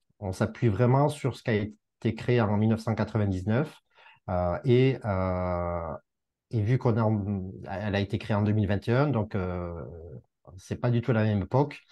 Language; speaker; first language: French; native; French